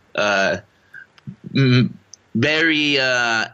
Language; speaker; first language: English; native; English